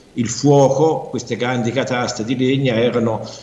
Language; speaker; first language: Italian; native; Italian